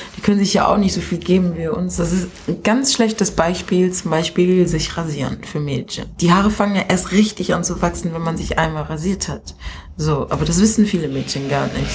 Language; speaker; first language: German; early bilingual, other home language; Swahili